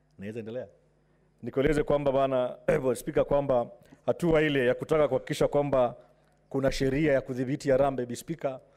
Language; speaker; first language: Swahili; native; Swahili